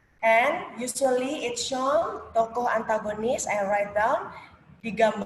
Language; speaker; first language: English; non-native, learner; Indonesian